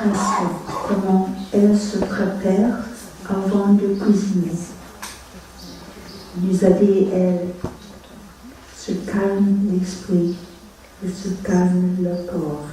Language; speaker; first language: French; non-native, fluent; Vietnamese